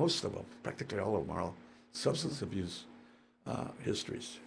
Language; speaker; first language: English; early bilingual, other home language; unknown